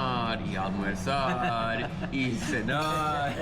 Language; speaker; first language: Spanish; non-native, learner; English